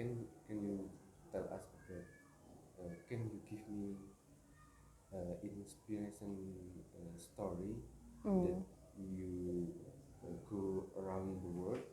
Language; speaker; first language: English; non-native, learner; Indonesian